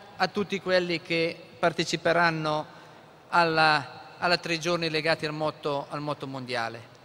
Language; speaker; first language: Italian; native; Italian